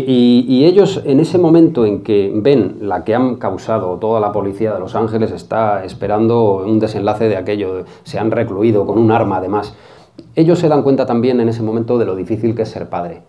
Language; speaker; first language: Spanish; native; Spanish